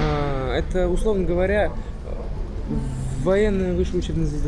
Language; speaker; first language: Russian; native; Russian